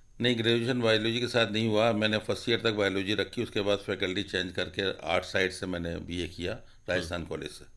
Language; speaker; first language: Hindi; native; Hindi